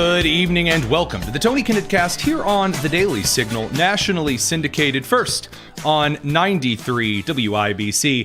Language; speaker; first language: English; native; English